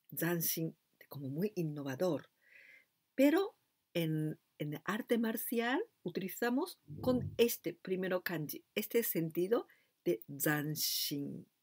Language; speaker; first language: Spanish; non-native, fluent; Japanese